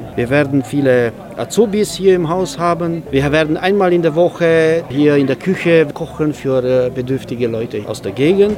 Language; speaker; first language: German; non-native, fluent; Romanian